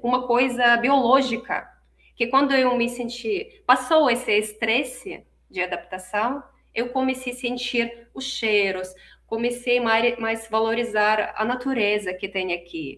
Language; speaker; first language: Portuguese; non-native, fluent; Russian